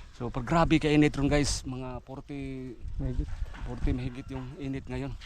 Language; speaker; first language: Filipino; non-native, local second language; Cebuano